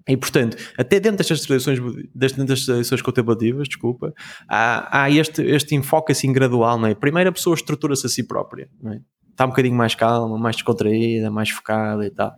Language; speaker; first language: Portuguese; native; Portuguese